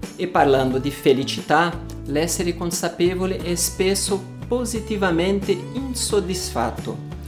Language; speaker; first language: Italian; non-native, fluent; Portuguese